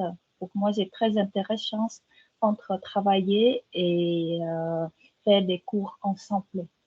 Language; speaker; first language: French; non-native, fluent; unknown